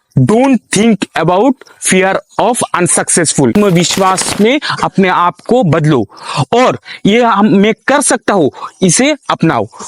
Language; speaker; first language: Hindi; non-native, local second language; Bangla